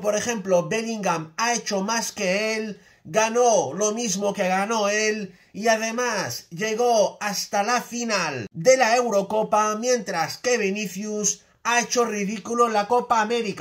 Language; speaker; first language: Spanish; native; Spanish